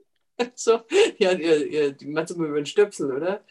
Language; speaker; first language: German; native; German